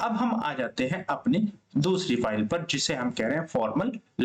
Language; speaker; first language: Hindi; native; Hindi